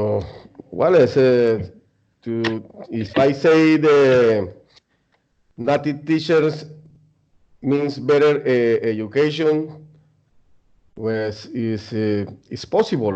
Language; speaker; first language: English; non-native, learner; Spanish